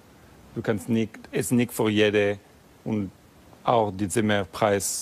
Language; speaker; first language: German; non-native, fluent; Italian